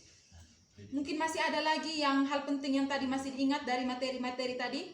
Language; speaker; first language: Indonesian; native; Indonesian